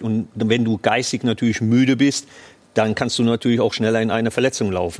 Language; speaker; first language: German; native; German